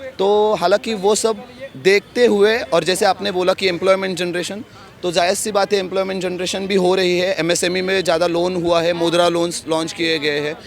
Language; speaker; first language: Hindi; non-native, local second language; Marathi